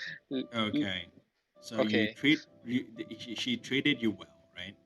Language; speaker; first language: English; non-native, fluent; Thai